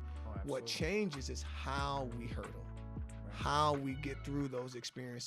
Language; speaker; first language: English; native; English